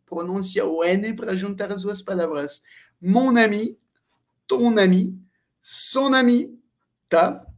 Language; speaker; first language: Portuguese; non-native, fluent; French